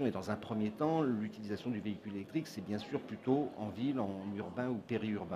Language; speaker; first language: French; native; French